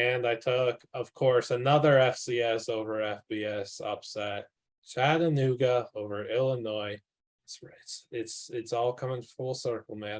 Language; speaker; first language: English; native; English